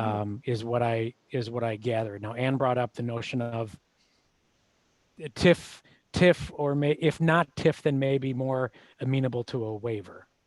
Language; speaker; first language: English; native; English